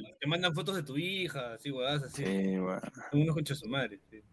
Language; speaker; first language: Spanish; native; Spanish